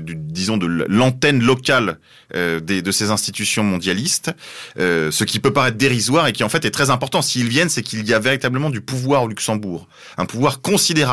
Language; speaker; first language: French; native; French